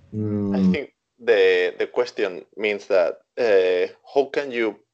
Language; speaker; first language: English; non-native, fluent; Spanish